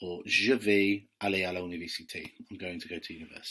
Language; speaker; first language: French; non-native, fluent; English